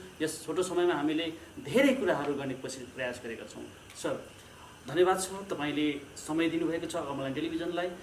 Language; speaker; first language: Nepali; native; Nepali